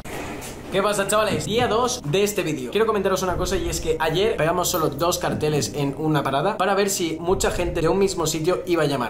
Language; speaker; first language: Spanish; native; Spanish